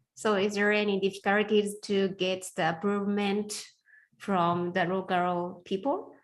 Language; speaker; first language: English; non-native, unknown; Japanese